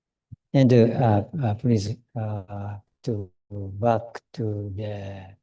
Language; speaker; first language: English; non-native, learner; Japanese